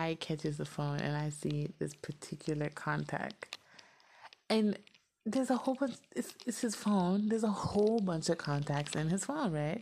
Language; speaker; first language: English; native; English